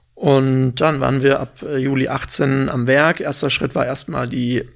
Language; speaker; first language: German; native; German